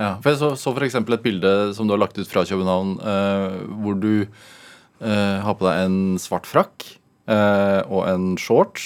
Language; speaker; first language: Norwegian; native; Norwegian